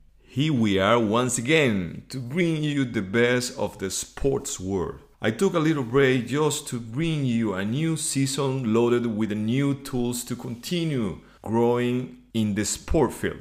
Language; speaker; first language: English; non-native, fluent; Spanish